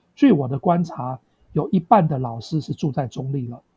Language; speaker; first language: Chinese; native; Chinese